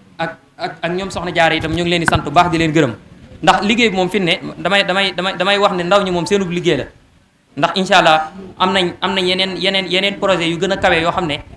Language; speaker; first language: Wolof; native; Wolof